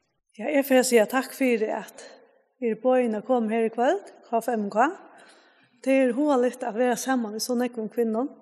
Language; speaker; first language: Swedish; non-native, learner; Faroese